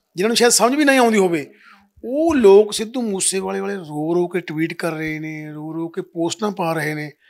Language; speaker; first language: Punjabi; native; Punjabi